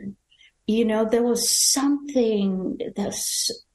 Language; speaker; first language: English; non-native, local second language; Yoruba